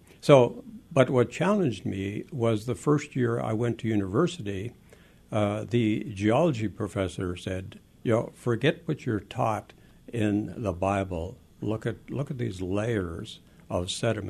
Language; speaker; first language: English; early bilingual, other home language; Western Frisian